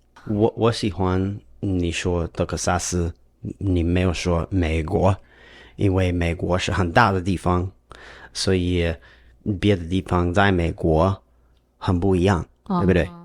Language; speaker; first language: Chinese; non-native, learner; English